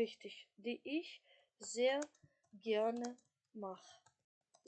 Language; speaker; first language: German; non-native, fluent; Macedonian